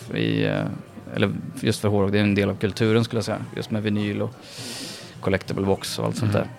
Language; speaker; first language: Swedish; native; Swedish